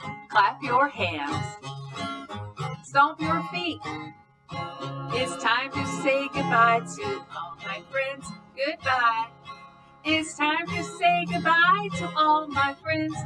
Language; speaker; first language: English; native; English